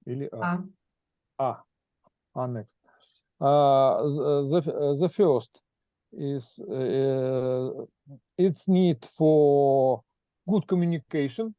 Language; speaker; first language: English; non-native, learner; Russian